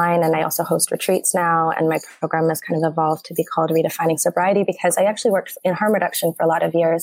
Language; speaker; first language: English; native; English